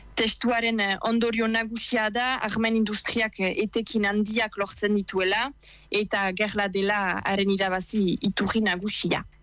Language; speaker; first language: Basque; native; Basque